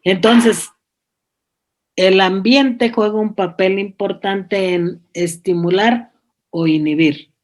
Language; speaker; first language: Spanish; native; Spanish